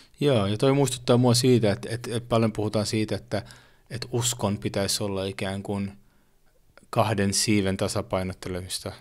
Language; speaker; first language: Finnish; early bilingual, other home language; Oromo